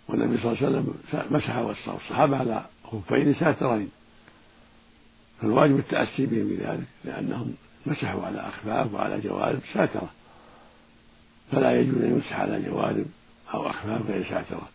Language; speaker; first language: Arabic; native; Arabic